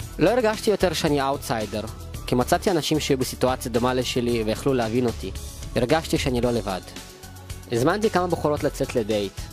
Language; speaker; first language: Hebrew; early bilingual, other home language; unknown